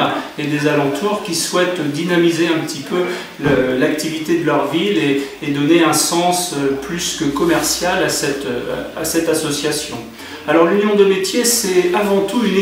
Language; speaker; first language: French; native; French